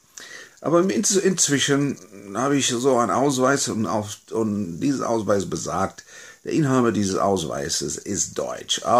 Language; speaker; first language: German; non-native, fluent; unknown